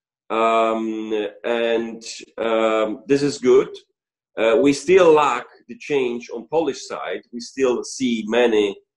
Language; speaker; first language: English; non-native, fluent; Polish